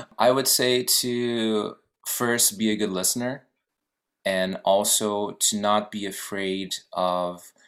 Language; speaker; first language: English; non-native, fluent; Portuguese